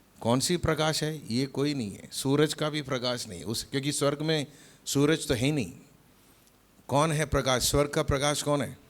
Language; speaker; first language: Hindi; non-native, local second language; Malayalam